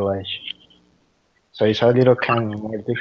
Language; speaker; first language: English; non-native, learner; Spanish